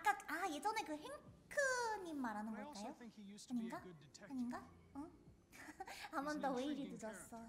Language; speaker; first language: Korean; native; Korean